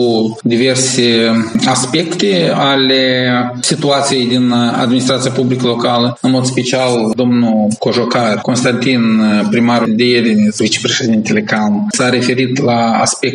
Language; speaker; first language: Romanian; native; Romanian